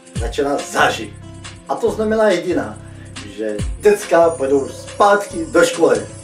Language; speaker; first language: Czech; non-native, fluent; Russian